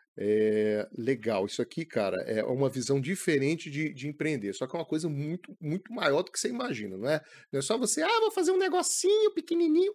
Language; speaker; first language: Portuguese; native; Portuguese